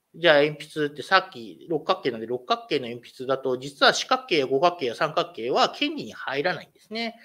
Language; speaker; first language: Japanese; native; Japanese